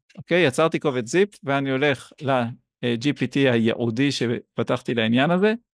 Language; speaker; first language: Hebrew; native; Hebrew